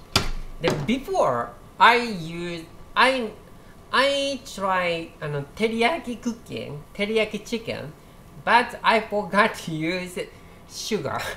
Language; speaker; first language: English; non-native, learner; Japanese